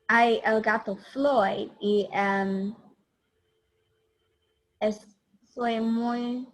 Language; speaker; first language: Spanish; non-native, learner; English